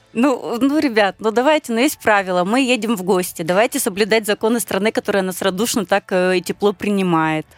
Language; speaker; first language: Russian; native; Russian